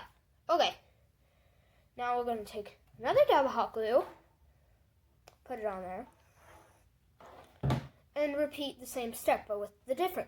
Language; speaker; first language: English; native; English